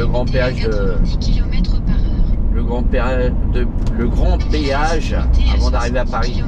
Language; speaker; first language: French; native; French